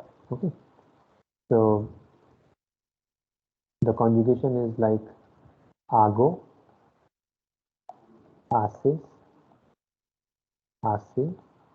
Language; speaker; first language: Spanish; non-native, fluent; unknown